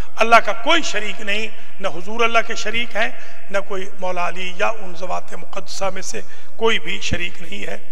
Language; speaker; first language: Urdu; native; Urdu